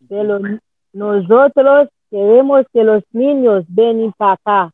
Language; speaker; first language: Spanish; non-native, learner; Haitian Creole